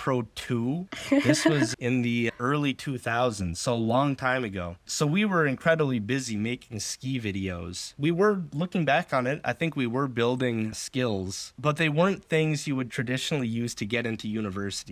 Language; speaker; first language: English; native; English